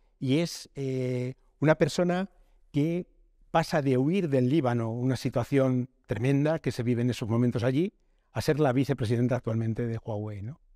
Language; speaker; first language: Spanish; native; Spanish